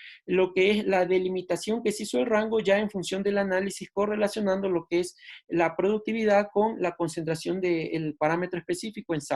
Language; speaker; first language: Spanish; native; Spanish